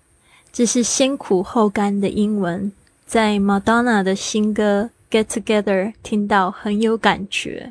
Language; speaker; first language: Chinese; native; Chinese